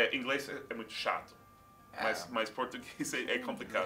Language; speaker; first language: Portuguese; non-native, fluent; English